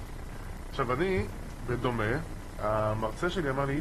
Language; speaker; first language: Hebrew; native; Hebrew